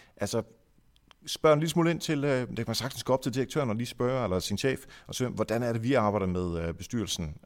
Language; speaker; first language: Danish; early bilingual, other home language; Dutch